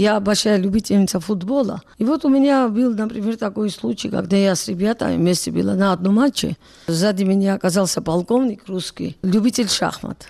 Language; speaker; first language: Russian; non-native, local second language; Georgian